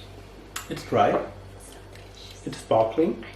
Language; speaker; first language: English; non-native, learner; German